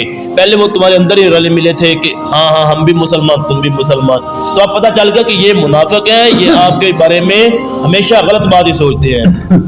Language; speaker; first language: Urdu; native; Urdu